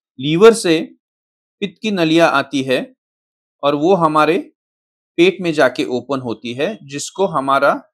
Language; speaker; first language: Hindi; non-native, local second language; Marathi